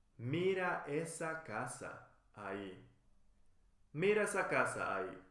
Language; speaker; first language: Spanish; non-native, fluent; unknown